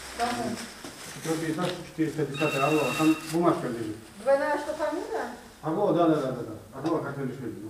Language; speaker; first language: Russian; native; Russian